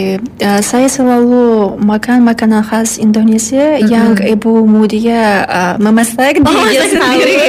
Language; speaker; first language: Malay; non-native, learner; Uzbek